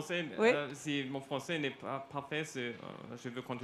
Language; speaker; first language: French; non-native, learner; German